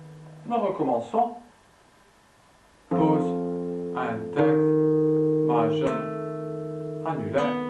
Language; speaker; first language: French; native; French